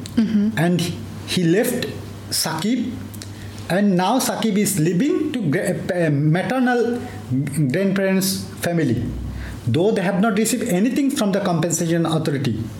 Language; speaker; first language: English; non-native, local second language; Bangla